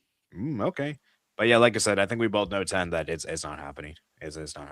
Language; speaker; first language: English; native; English